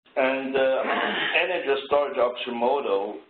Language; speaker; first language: English; non-native, fluent; Chinese